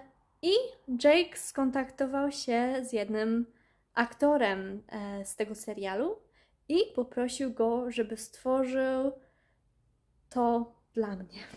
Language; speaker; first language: Polish; early bilingual, heritage; Polish